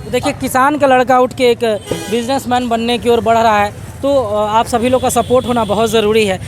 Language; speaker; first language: Hindi; native; Hindi